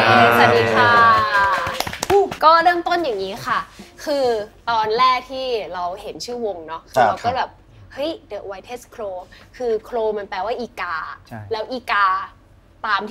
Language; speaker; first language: Thai; native; Thai